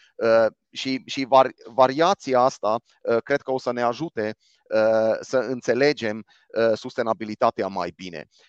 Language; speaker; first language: Romanian; non-native, local second language; Hungarian